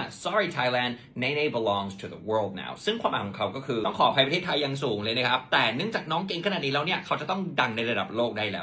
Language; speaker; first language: Thai; native; Thai